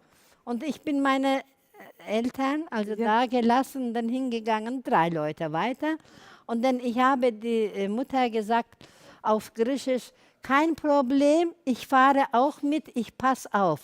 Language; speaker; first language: German; non-native, learner; Turkish